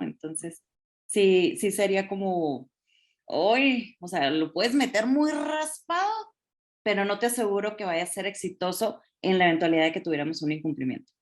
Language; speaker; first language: Spanish; native; Spanish